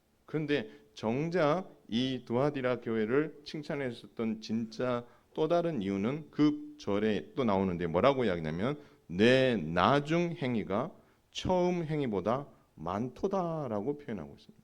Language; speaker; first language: Korean; native; Korean